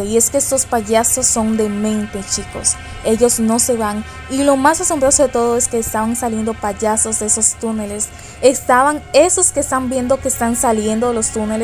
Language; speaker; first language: Spanish; native; Spanish